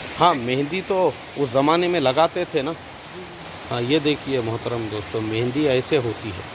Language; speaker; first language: Hindi; native; Hindi